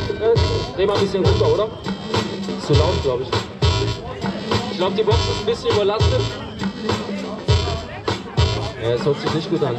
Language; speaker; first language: German; native; German